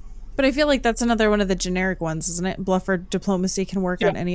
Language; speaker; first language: English; native; English